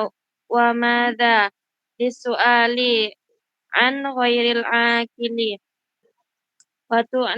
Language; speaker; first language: Arabic; non-native, learner; Indonesian